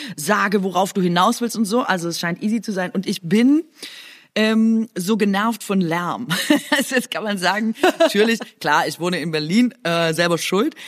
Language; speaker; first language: German; non-native, local second language; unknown